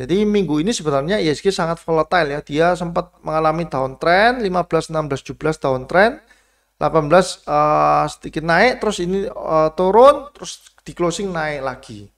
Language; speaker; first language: Indonesian; native; Indonesian